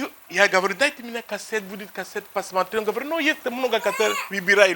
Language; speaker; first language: Russian; non-native, fluent; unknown